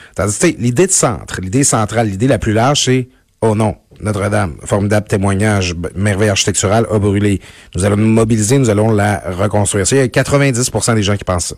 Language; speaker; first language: French; native; French